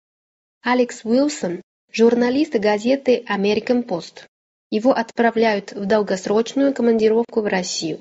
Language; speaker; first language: Russian; non-native, fluent; Chinese